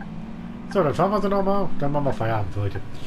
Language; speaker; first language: German; native; German